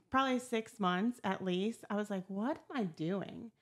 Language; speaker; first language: English; native; English